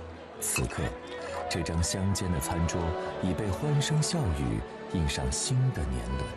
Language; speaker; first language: Chinese; native; Chinese